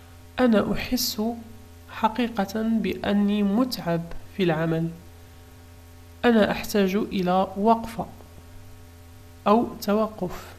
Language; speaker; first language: Arabic; native; Arabic